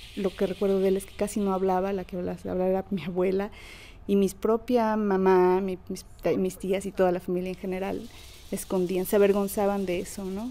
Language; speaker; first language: Spanish; native; Spanish